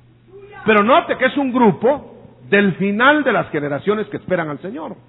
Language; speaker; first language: Spanish; native; Spanish